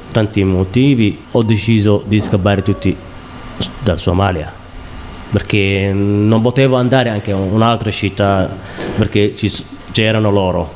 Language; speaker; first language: Italian; non-native, learner; Somali